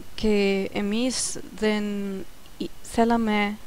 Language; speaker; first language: Greek; non-native, learner; German